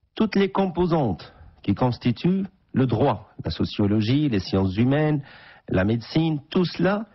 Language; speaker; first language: French; non-native, local second language; Arabic